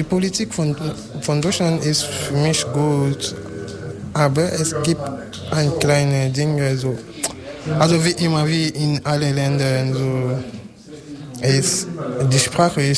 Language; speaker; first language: German; non-native, learner; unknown